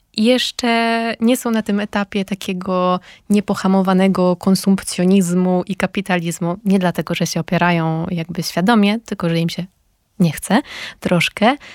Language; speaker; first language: Polish; native; Polish